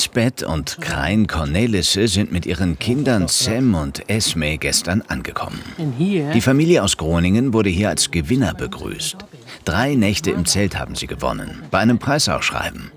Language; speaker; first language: German; native; German